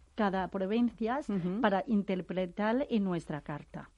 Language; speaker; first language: Spanish; non-native, fluent; Chinese